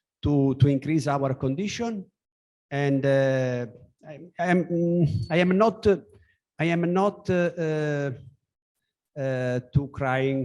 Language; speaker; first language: English; non-native, learner; Italian